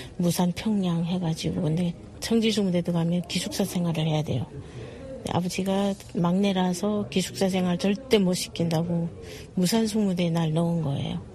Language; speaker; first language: Korean; native; Korean